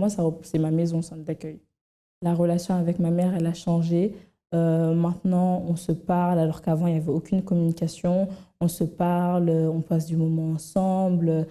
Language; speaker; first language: French; native; French